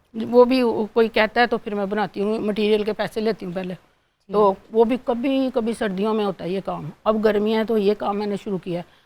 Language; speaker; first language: Urdu; non-native, local second language; Punjabi